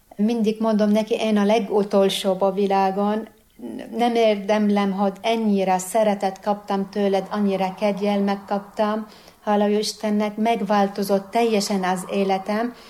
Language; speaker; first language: Hungarian; non-native, fluent; Arabic